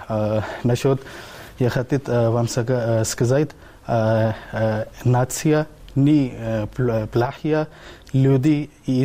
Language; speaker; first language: Russian; non-native, learner; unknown